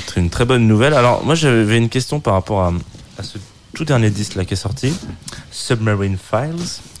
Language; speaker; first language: French; native; French